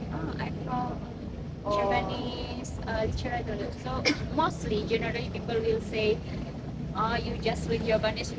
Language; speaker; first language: English; non-native, learner; Indonesian